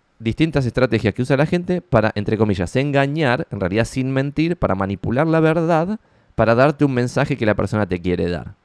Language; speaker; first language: Spanish; native; Spanish